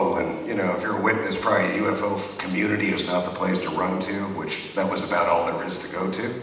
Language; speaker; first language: English; native; English